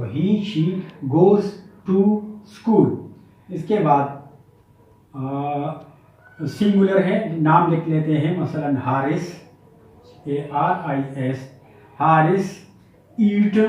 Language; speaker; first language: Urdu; native; Urdu